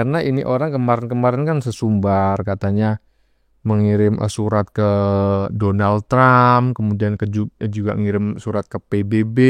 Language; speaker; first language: Indonesian; native; Indonesian